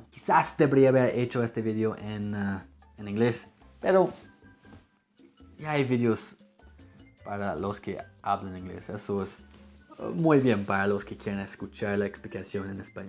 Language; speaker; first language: Spanish; non-native, fluent; English